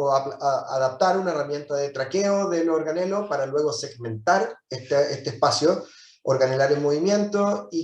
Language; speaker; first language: Spanish; native; Spanish